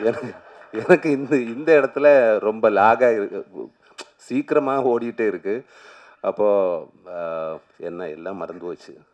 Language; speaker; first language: Tamil; non-native, learner; Malayalam